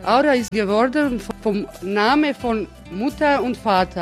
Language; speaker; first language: German; non-native, fluent; Croatian